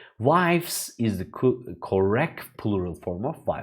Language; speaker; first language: English; non-native, fluent; Turkish